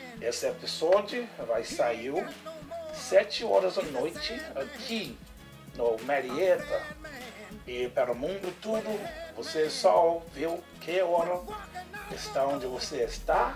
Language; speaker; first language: Portuguese; non-native, learner; English